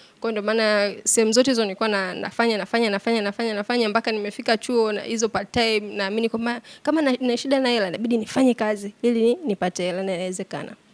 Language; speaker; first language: Swahili; native; Swahili